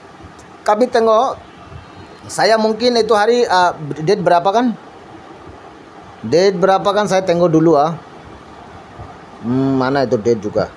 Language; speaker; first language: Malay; non-native, learner; Bangla